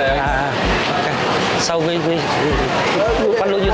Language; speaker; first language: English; non-native, learner; Vietnamese